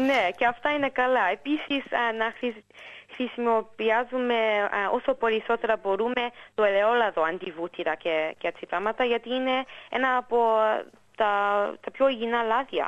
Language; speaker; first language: Greek; early bilingual, heritage; English